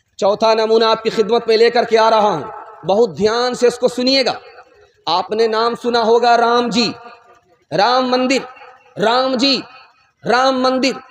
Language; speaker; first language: Urdu; non-native, local second language; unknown